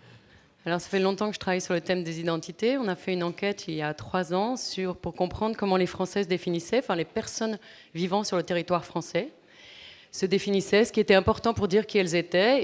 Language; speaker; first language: French; native; French